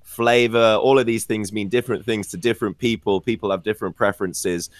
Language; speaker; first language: English; native; English